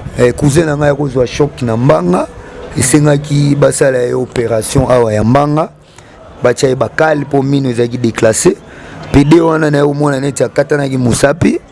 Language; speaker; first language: Lingala; non-native, local second language; Kongo